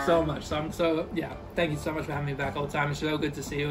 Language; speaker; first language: English; native; English